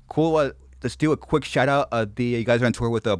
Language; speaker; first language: English; native; English